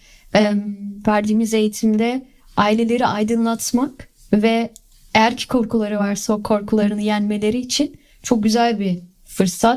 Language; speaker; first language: Turkish; early bilingual, heritage; Turkish